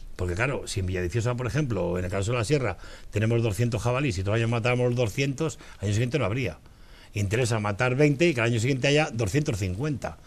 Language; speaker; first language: Spanish; native; Spanish